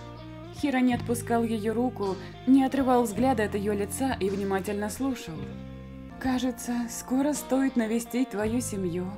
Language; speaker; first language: Russian; native; Russian